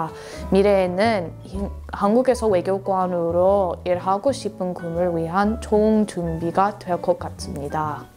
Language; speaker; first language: Korean; non-native, fluent; English